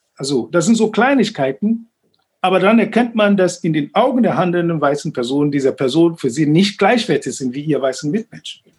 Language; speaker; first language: German; non-native, fluent; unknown